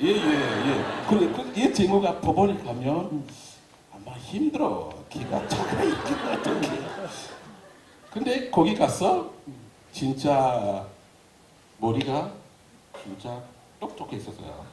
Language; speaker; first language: Korean; non-native, learner; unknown